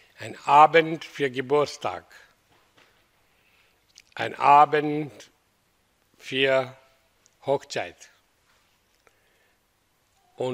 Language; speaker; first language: German; non-native, learner; Hindi